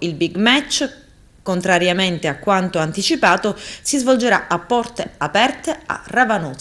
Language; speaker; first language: Italian; native; Italian